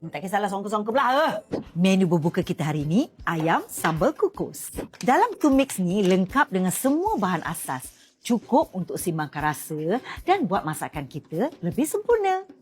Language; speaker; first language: Malay; native; Malay